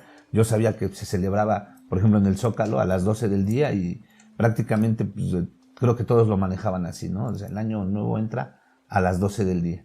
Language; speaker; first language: Spanish; native; Spanish